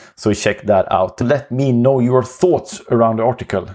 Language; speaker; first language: English; non-native, fluent; Swedish